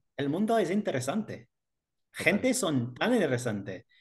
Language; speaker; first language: Spanish; non-native, learner; English